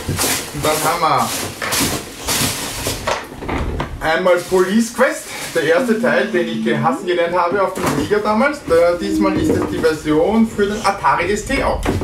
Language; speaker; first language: German; native; German